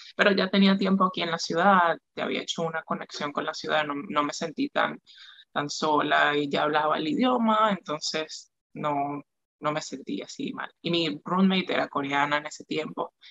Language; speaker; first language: Spanish; native; Spanish